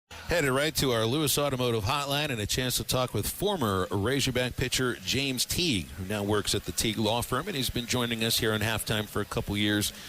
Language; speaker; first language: English; native; English